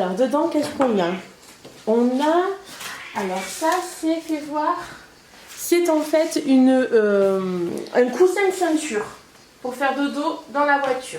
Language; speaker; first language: French; native; French